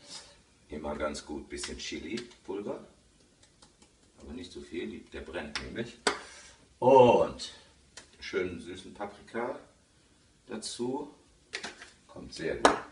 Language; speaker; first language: German; early bilingual, other home language; Italian